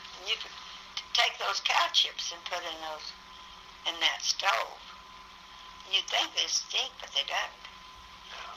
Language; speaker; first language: English; native; English